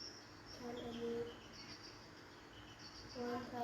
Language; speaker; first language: English; non-native, learner; Indonesian